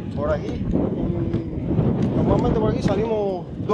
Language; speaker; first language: Spanish; native; Spanish